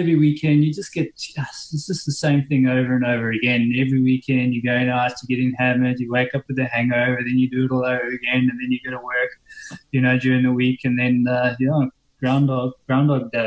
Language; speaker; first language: English; native; English